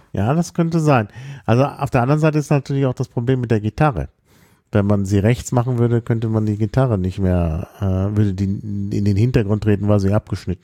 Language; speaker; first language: German; native; German